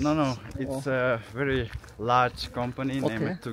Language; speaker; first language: English; non-native, learner; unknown